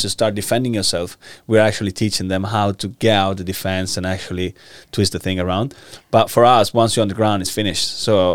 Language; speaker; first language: English; non-native, fluent; Italian